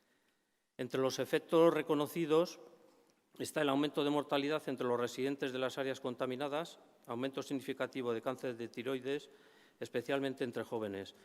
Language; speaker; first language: Spanish; native; Spanish